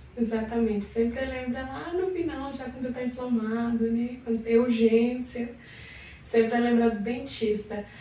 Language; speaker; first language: Portuguese; non-native, fluent; Spanish